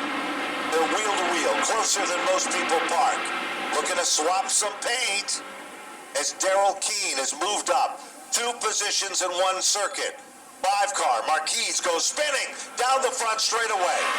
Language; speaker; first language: English; native; English